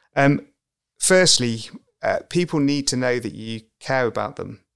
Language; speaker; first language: English; native; English